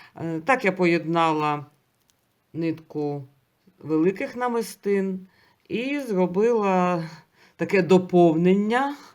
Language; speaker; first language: Ukrainian; non-native, local second language; Russian